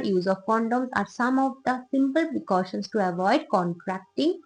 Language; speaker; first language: English; non-native, local second language; Bangla